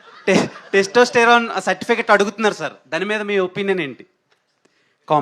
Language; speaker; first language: Telugu; native; Telugu